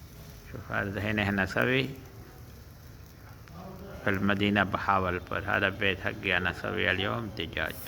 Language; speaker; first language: Arabic; non-native, learner; Urdu